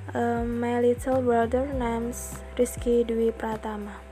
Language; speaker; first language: English; non-native, learner; Indonesian